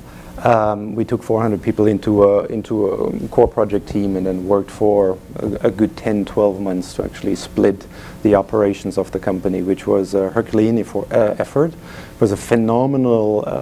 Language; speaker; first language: English; non-native, fluent; German